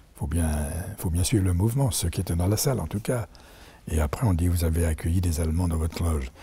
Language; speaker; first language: French; native; French